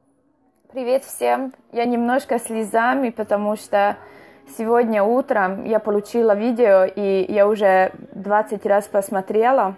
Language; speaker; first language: Russian; non-native, fluent; Hungarian